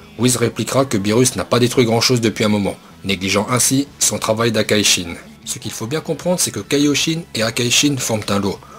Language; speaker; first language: French; native; French